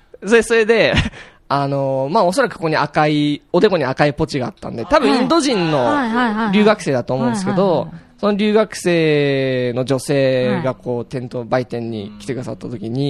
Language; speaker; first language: Japanese; native; Japanese